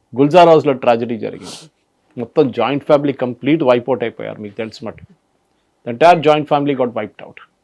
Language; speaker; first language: Telugu; non-native, fluent; Malayalam